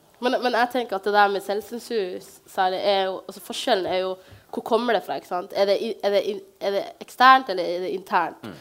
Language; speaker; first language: Norwegian; early bilingual, other home language; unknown